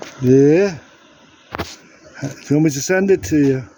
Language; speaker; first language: English; non-native, fluent; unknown